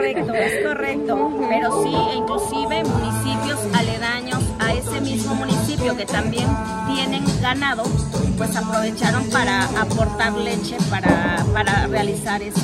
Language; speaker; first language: Spanish; native; Spanish